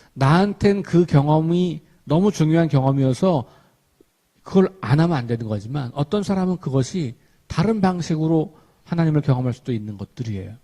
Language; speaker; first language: Korean; native; Korean